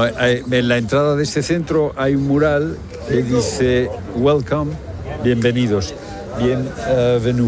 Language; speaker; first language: Spanish; native; Spanish